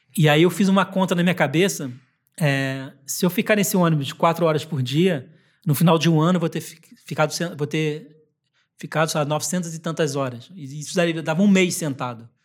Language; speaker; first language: Portuguese; early bilingual, heritage; Portuguese